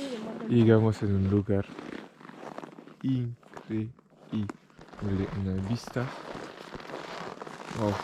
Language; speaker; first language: Spanish; non-native, learner; French